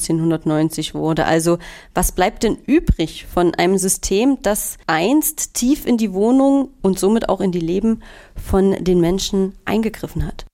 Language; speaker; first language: German; native; German